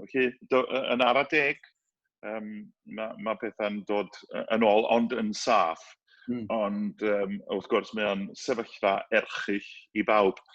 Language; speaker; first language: Welsh; native; Welsh